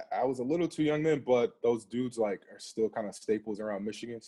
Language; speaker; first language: English; native; English